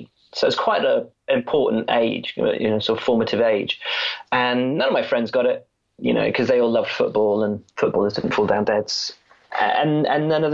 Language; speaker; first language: English; native; English